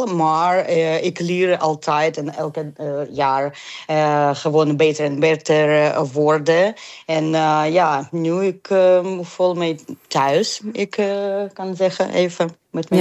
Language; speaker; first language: Dutch; non-native, learner; Ukrainian